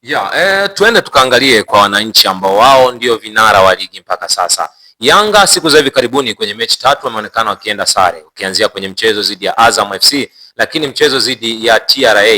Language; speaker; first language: Swahili; native; Swahili